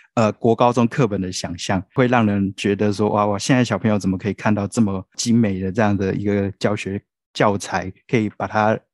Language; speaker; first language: Chinese; non-native, local second language; Min Nan Chinese